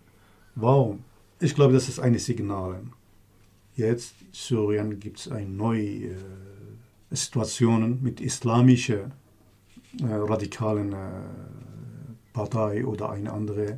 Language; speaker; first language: German; non-native, learner; Kurdish